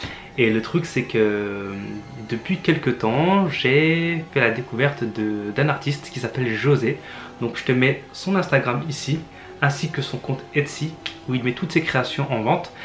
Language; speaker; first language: French; native; French